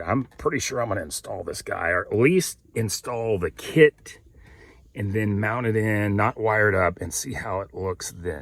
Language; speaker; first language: English; native; English